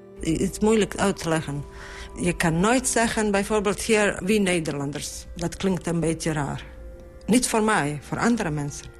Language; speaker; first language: Dutch; non-native, fluent; Bosnian